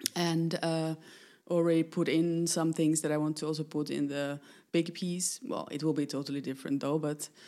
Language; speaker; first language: English; non-native, fluent; Finnish